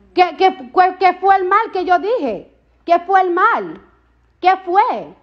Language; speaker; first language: Spanish; early bilingual, heritage; Spanish